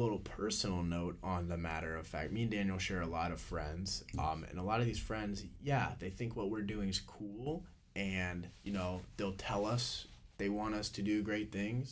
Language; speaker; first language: English; native; English